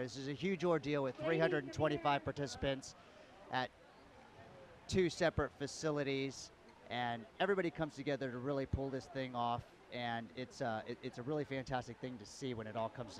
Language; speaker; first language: English; native; English